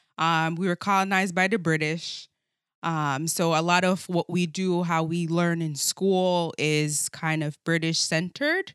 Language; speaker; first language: English; native; English